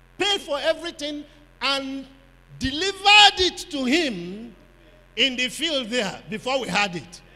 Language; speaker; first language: English; non-native, local second language; Igbo